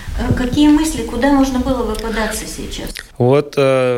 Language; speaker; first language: Russian; native; Russian